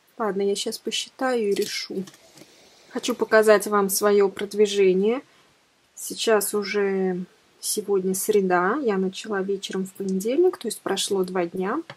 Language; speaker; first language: Russian; native; Russian